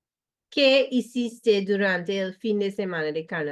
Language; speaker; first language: Spanish; non-native, fluent; English